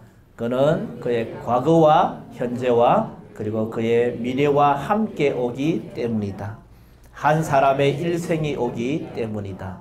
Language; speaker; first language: Korean; native; Korean